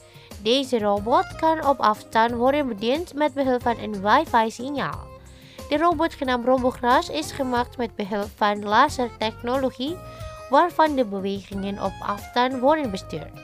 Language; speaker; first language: Dutch; non-native, learner; Indonesian